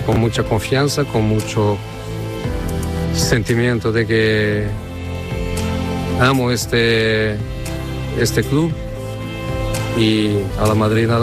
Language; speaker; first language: Spanish; non-native, fluent; Portuguese